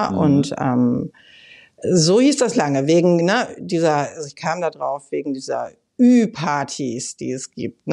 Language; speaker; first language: German; native; German